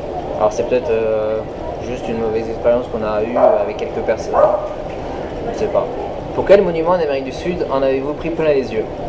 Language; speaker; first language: French; native; French